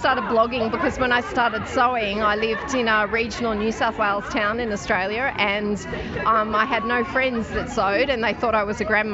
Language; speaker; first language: English; native; English